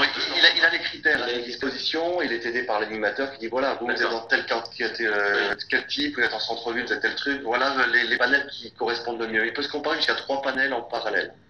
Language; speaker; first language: French; native; French